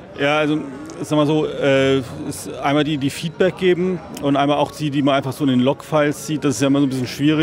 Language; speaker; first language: German; native; German